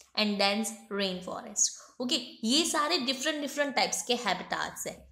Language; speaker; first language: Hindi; non-native, local second language; Gujarati